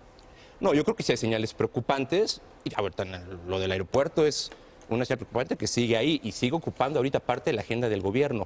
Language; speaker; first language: Spanish; native; Spanish